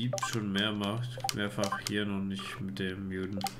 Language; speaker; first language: German; native; German